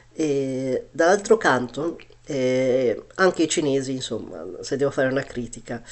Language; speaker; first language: Italian; early bilingual, other home language; Chinese